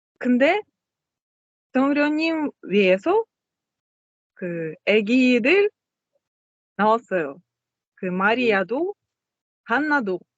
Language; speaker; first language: Korean; non-native, learner; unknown